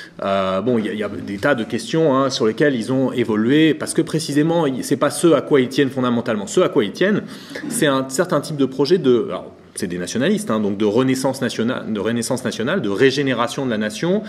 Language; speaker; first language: French; native; French